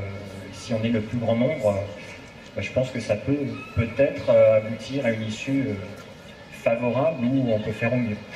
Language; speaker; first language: French; native; French